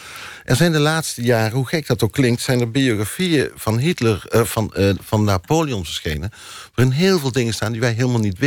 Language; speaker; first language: Dutch; native; Dutch